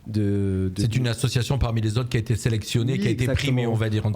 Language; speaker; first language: French; native; French